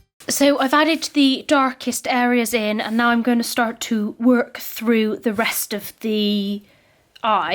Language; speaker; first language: English; native; English